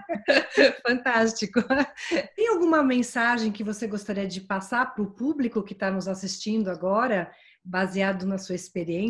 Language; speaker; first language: Portuguese; native; Portuguese